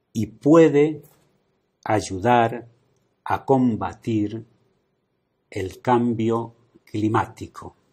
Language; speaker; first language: Spanish; native; Spanish